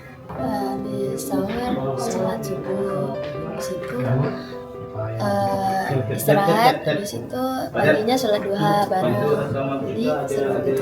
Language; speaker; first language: Indonesian; native; Indonesian